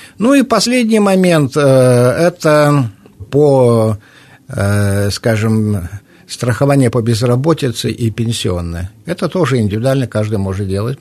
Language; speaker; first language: Russian; native; Russian